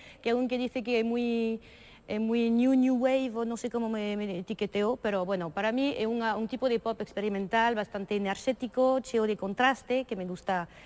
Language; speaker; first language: Galician; early bilingual, other home language; French